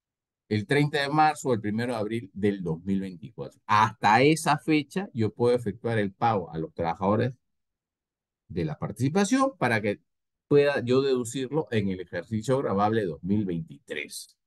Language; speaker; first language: Spanish; native; Spanish